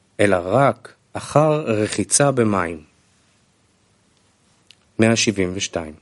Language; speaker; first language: Hebrew; non-native, fluent; Russian